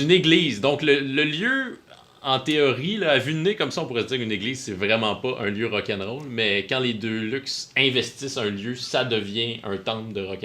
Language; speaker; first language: French; native; French